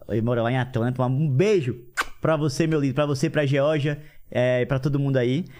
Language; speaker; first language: Portuguese; native; Portuguese